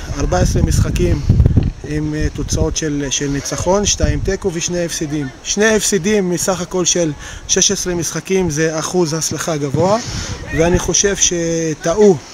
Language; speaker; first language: Hebrew; non-native, local second language; Arabic